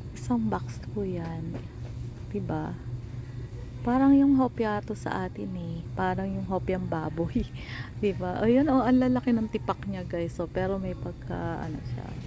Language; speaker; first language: Filipino; native; Filipino